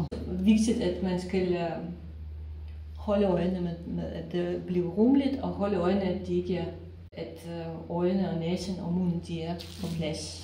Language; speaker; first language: Danish; non-native, fluent; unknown